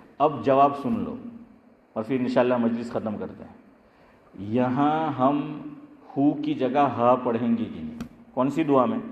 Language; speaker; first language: Urdu; non-native, local second language; Gujarati